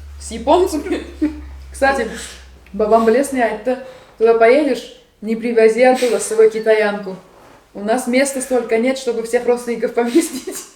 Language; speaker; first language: Russian; non-native, local second language; Crimean Tatar